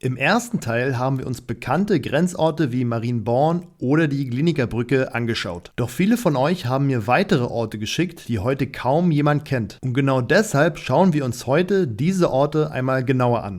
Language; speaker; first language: German; native; German